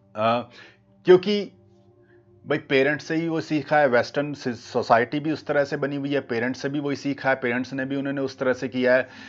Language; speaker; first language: Hindi; native; Hindi